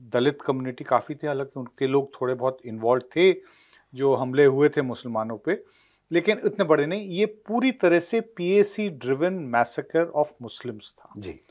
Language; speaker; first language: Hindi; native; Hindi